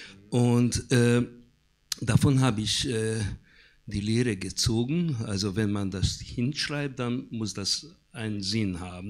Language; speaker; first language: German; non-native, fluent; Hungarian